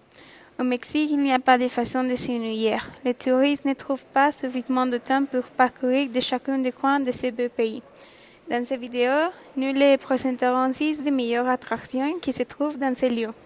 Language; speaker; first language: French; non-native, learner; Spanish